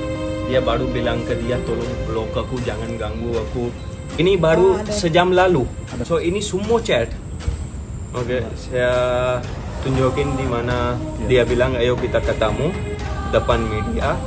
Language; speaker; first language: Indonesian; non-native, fluent; Hindi